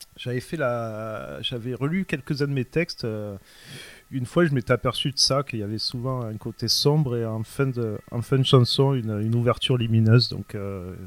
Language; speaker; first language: French; native; French